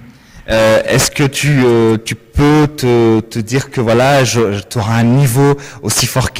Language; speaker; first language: French; native; French